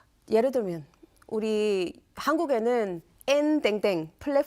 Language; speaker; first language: Korean; non-native, fluent; English